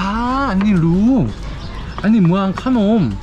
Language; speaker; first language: Thai; non-native, learner; Korean